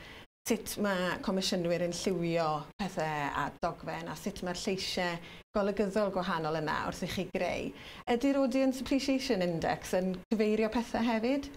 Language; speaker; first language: Welsh; native; Welsh